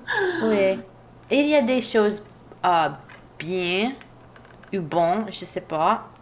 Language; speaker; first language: French; non-native, learner; English